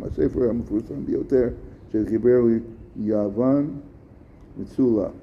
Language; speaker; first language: Hebrew; non-native, fluent; English